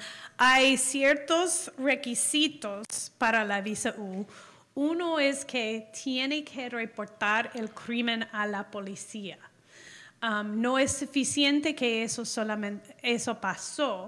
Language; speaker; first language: Spanish; non-native, fluent; English